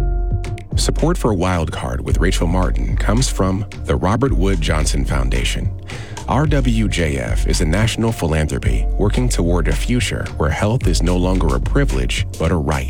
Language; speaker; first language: English; native; English